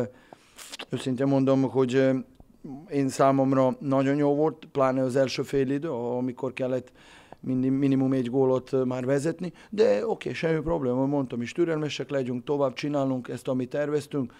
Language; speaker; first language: Hungarian; non-native, fluent; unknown